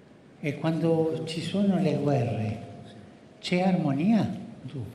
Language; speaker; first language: Italian; non-native, fluent; Spanish